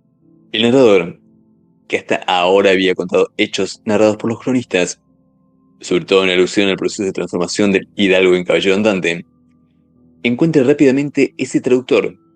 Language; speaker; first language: Spanish; native; Spanish